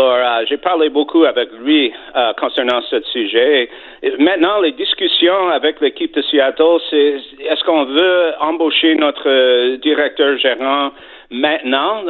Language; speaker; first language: French; non-native, fluent; English